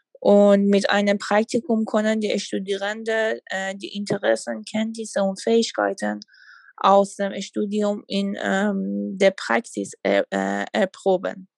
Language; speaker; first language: German; non-native, fluent; Persian